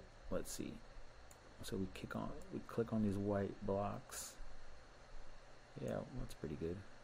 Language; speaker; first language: English; early bilingual, other home language; Spanish